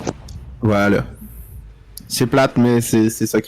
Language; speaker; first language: French; native; French